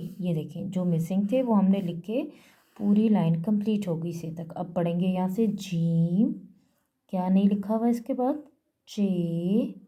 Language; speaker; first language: Urdu; native; Urdu